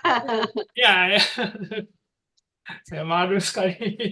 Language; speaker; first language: Indonesian; non-native, learner; Japanese